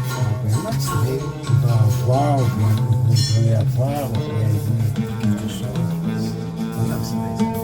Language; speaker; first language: French; non-native, learner; Arabic